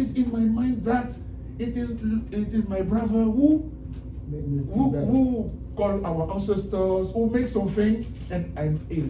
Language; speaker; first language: English; non-native, learner; French